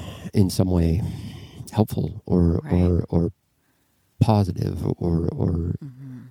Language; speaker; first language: English; native; English